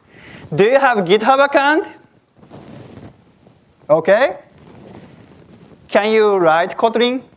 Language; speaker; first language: English; non-native, fluent; Japanese